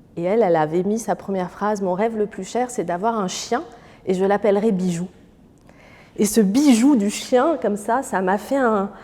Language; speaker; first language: French; early bilingual, other home language; Arabic